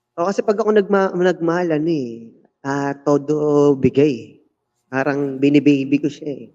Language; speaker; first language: Filipino; native; Filipino